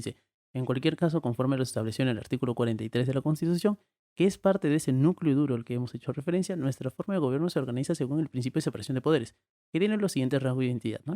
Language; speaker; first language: Spanish; native; Spanish